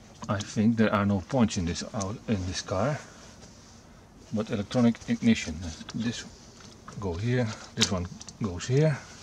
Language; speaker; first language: English; non-native, learner; Dutch